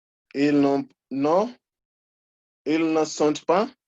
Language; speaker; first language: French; non-native, fluent; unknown